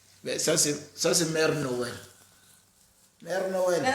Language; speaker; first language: French; native; French